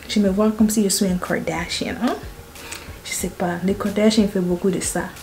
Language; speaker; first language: French; early bilingual, heritage; French